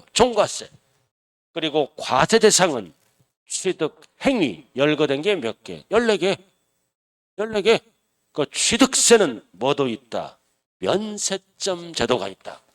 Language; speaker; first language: Korean; native; Korean